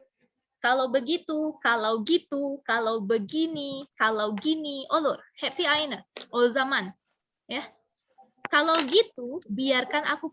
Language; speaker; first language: Indonesian; non-native, fluent; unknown